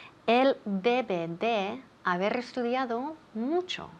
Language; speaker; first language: Spanish; non-native, fluent; English